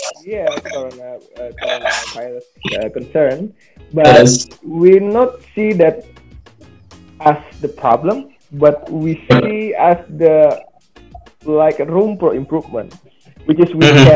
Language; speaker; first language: English; non-native, learner; Indonesian